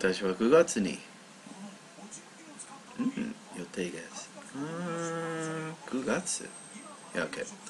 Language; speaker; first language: Japanese; non-native, learner; English